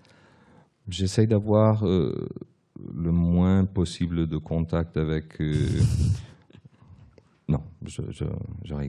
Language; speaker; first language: French; early bilingual, other home language; Portuguese